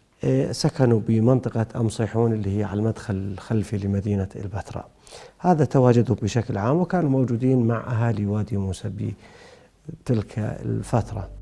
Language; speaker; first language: Arabic; native; Arabic